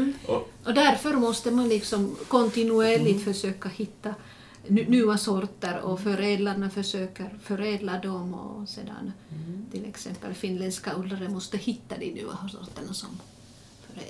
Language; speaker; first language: Swedish; non-native, local second language; Finnish